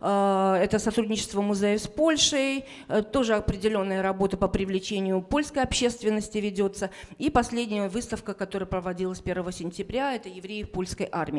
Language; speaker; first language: Russian; native; Russian